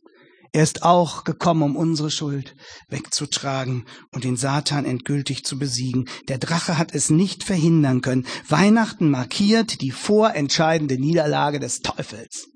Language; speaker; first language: German; native; German